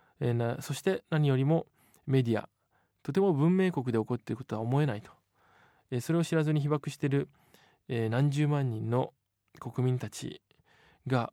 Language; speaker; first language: Japanese; native; Japanese